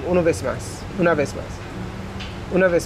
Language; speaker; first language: Spanish; non-native, learner; English